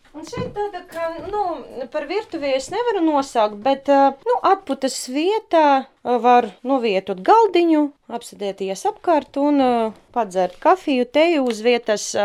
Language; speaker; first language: Latvian; non-native, local second language; Russian